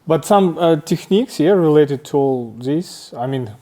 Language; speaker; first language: English; non-native, fluent; Russian